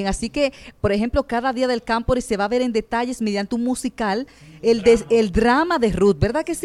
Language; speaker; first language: Spanish; native; Spanish